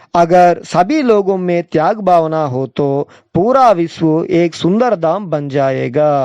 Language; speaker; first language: Hindi; non-native, local second language; Telugu